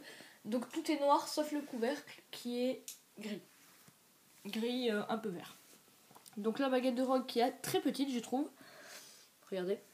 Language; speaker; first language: French; native; French